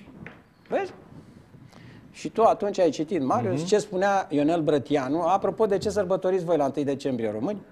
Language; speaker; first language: Romanian; native; Romanian